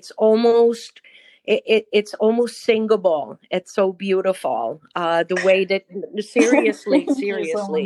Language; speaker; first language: English; non-native, fluent; Hebrew